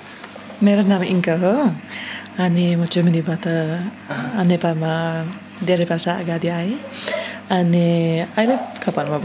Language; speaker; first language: Nepali; non-native, learner; German